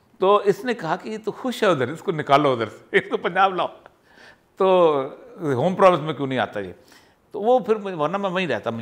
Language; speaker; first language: Urdu; non-native, local second language; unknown